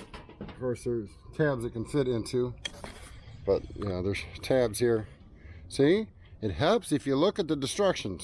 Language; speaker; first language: English; native; English